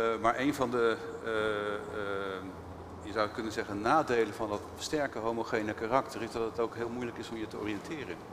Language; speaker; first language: Dutch; native; Dutch